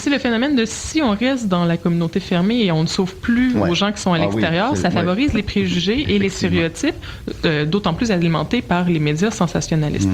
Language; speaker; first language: French; native; French